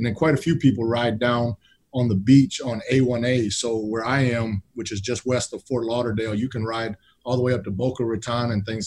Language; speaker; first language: English; native; English